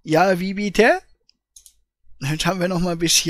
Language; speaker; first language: German; native; German